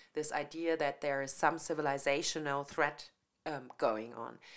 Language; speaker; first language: English; non-native, fluent; German